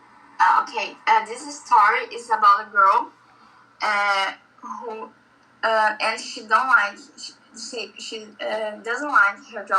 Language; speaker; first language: English; non-native, learner; Portuguese